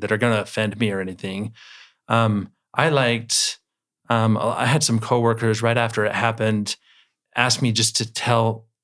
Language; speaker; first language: English; native; English